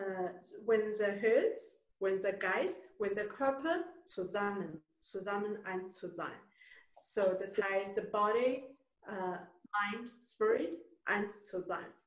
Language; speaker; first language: German; non-native, learner; Chinese